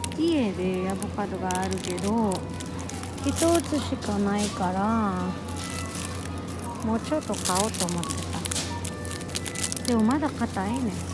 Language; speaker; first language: Japanese; non-native, learner; Filipino